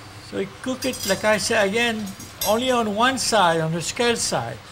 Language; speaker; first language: English; non-native, fluent; French